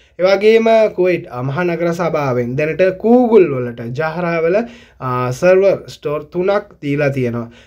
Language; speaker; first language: Sinhala; native; Sinhala